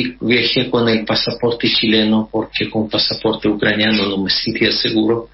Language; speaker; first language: Spanish; non-native, fluent; Russian